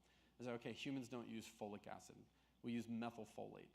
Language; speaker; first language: English; native; English